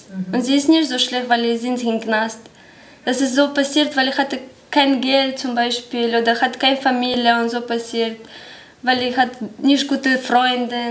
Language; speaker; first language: German; non-native, learner; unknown